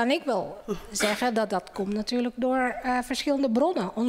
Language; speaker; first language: Dutch; non-native, fluent; Indonesian